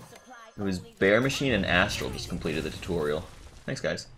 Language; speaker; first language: English; native; English